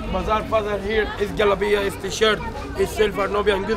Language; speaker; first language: English; non-native, learner; Arabic